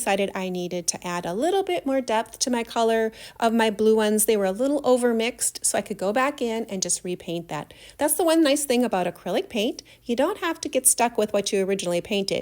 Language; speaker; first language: English; native; English